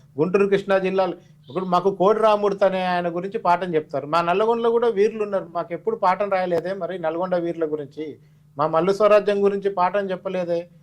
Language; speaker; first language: Telugu; native; Telugu